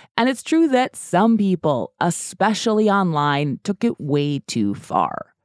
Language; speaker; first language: English; non-native, fluent; German